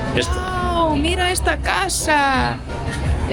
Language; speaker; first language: Spanish; non-native, fluent; Estonian